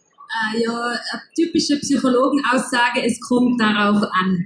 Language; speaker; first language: German; native; German